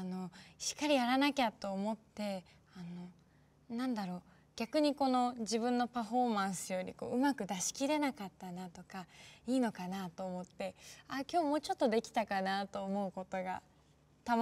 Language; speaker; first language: Japanese; native; Japanese